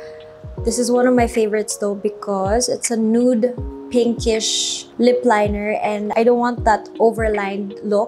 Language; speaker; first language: English; non-native, local second language; Filipino